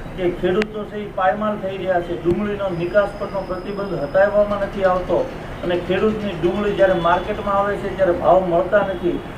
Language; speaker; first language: Gujarati; native; Gujarati